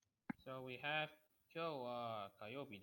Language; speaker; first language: Japanese; non-native, learner; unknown